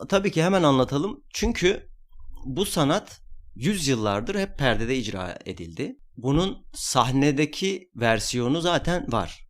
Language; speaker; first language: Turkish; non-native, local second language; Kurdish